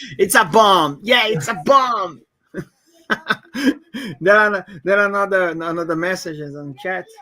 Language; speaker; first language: English; non-native, fluent; Portuguese